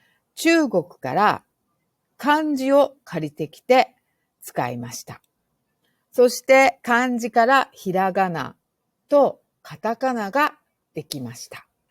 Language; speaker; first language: Japanese; non-native, fluent; English